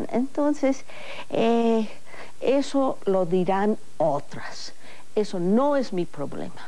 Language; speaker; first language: Spanish; non-native, fluent; English